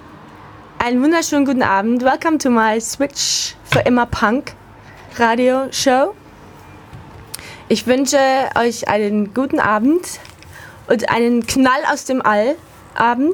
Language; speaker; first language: German; native; German